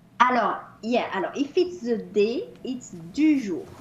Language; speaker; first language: English; non-native, fluent; French